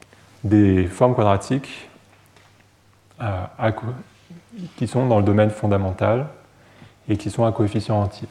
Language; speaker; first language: French; native; French